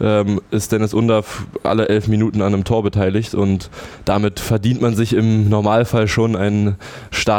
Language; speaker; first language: German; native; German